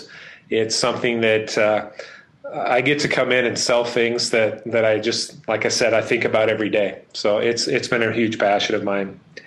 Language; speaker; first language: English; native; English